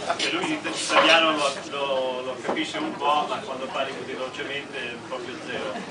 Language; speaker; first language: Italian; early bilingual, heritage; English